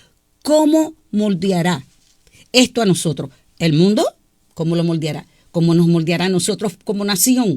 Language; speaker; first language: Spanish; native; Spanish